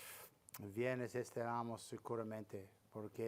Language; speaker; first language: Spanish; non-native, learner; English